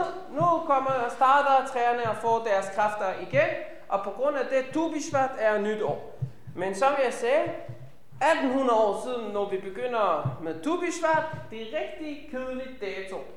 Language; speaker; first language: Danish; non-native, fluent; Hebrew